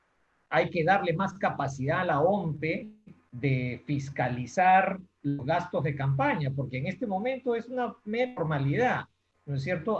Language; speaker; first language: Spanish; native; Spanish